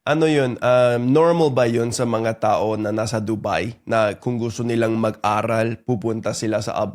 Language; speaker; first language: Filipino; non-native, fluent; English